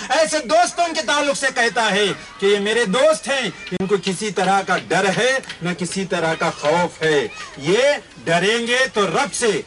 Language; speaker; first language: Urdu; native; Urdu